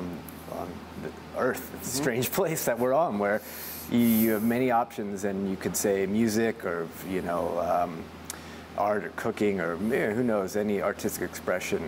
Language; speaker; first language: English; native; English